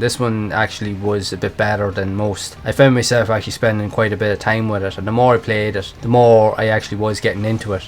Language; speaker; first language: English; native; English